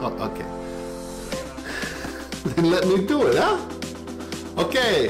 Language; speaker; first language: English; native; English